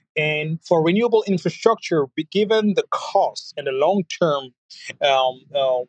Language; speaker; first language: English; non-native, fluent; French